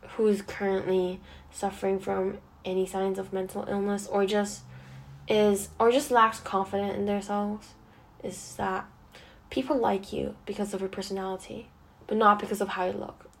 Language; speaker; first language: English; non-native, local second language; Cantonese